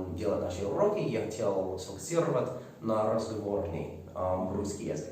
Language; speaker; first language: Russian; non-native, learner; English